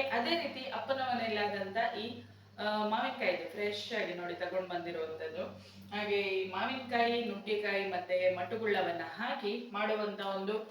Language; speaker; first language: Kannada; non-native, local second language; Konkani